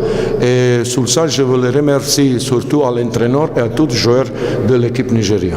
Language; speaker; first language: French; non-native, learner; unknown